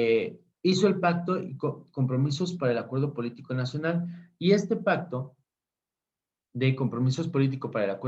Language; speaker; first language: Spanish; native; Spanish